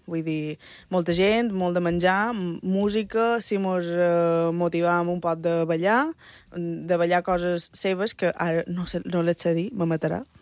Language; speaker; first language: Catalan; early bilingual, other home language; Spanish